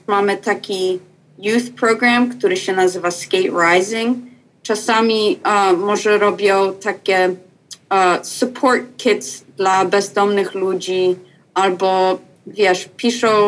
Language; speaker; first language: Polish; early bilingual, heritage; Polish